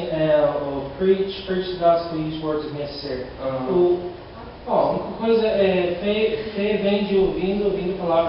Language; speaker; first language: Portuguese; non-native, learner; English